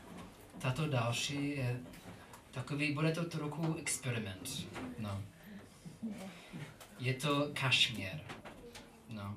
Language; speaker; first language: Czech; non-native, learner; English